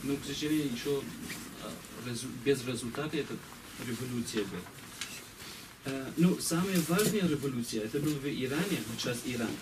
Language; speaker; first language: Russian; non-native, learner; Kurdish